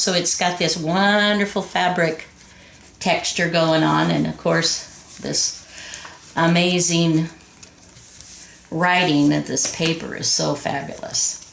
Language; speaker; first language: English; native; English